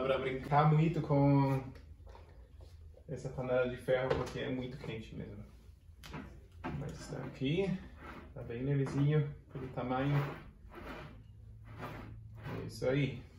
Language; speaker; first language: Portuguese; non-native, fluent; German